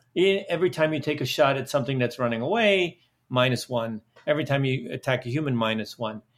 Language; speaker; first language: English; early bilingual, other home language; Dutch